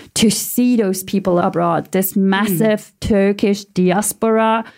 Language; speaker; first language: English; early bilingual, heritage; German